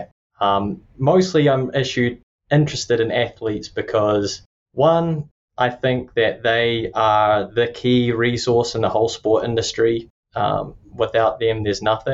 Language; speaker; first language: English; native; English